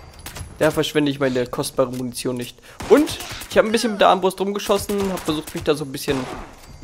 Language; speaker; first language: German; native; German